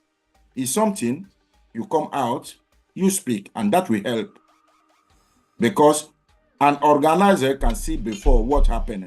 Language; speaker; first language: English; non-native, learner; French